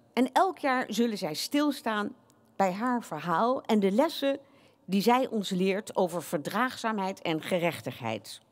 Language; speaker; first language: Dutch; native; Dutch